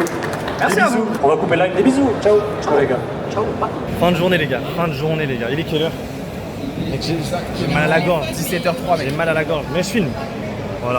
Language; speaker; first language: French; native; French